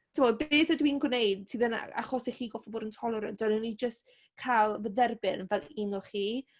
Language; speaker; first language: Welsh; native; Welsh